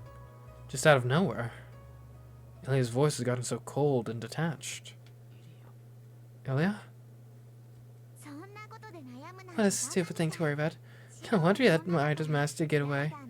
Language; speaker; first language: English; native; English